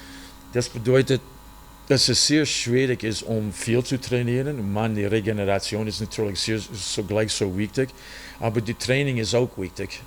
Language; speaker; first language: German; non-native, fluent; English